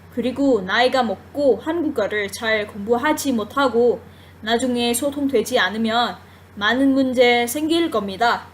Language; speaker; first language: Korean; non-native, fluent; Vietnamese